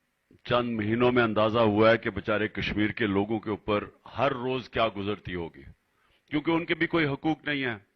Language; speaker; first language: Urdu; native; Urdu